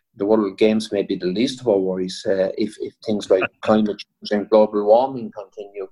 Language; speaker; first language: English; native; English